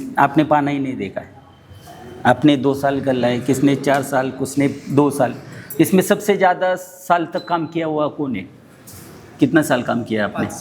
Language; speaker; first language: Hindi; non-native, local second language; Marathi